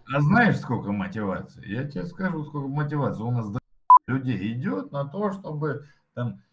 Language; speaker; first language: Russian; native; Russian